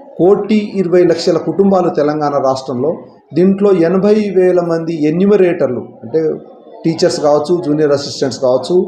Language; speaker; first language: Telugu; native; Telugu